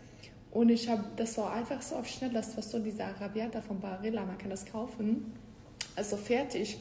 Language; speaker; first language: German; non-native, fluent; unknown